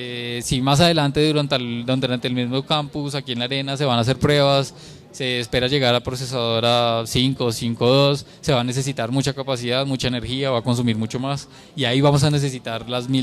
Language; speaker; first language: Spanish; native; Spanish